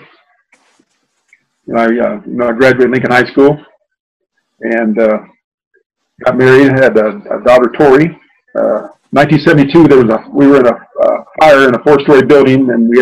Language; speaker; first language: English; native; English